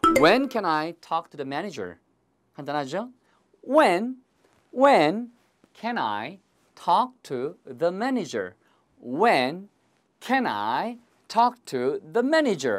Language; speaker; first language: English; non-native, fluent; Korean